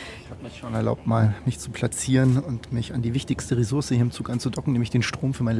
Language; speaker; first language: German; native; German